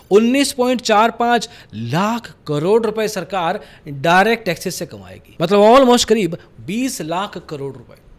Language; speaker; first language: Hindi; native; Hindi